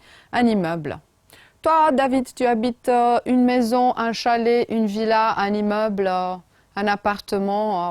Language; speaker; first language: French; non-native, fluent; Romanian